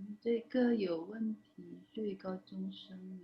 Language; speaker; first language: Chinese; non-native, fluent; Indonesian